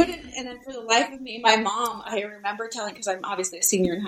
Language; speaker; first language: English; native; English